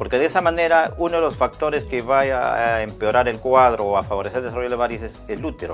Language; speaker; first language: Spanish; native; Spanish